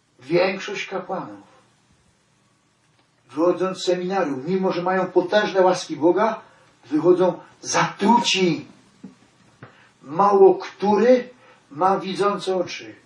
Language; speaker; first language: Polish; native; Polish